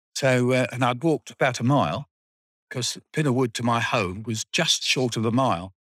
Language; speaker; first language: English; native; English